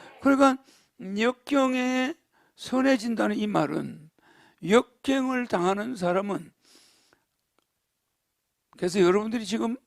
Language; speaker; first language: Korean; native; Korean